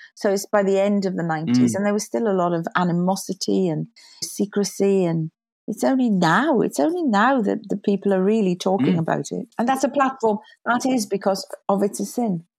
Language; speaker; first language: English; native; English